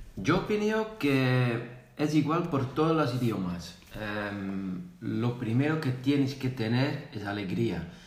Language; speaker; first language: Spanish; non-native, fluent; Dutch